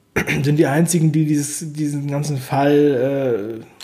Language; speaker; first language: German; native; German